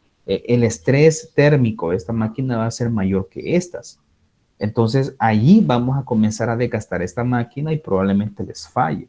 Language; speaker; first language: Spanish; native; Spanish